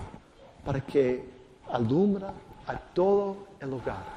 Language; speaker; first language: Spanish; non-native, fluent; English